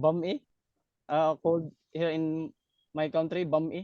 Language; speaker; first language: English; non-native, learner; Cebuano